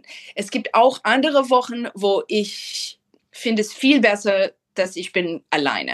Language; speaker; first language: German; non-native, fluent; English